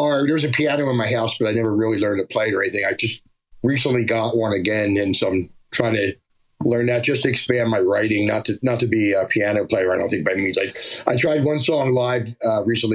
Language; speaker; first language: English; native; English